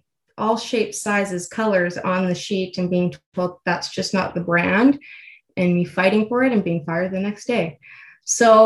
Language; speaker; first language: English; native; English